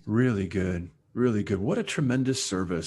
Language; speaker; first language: English; native; English